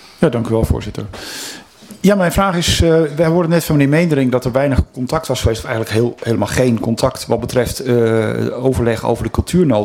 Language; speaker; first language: Dutch; native; Dutch